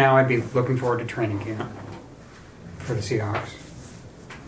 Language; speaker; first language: English; native; English